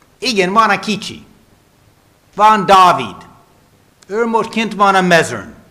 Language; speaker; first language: Hungarian; non-native, fluent; English